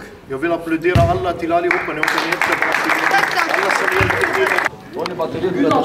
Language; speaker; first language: Swedish; non-native, local second language; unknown